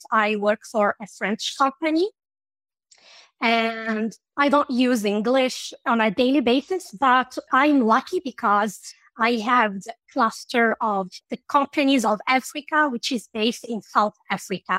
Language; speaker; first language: English; non-native, fluent; Arabic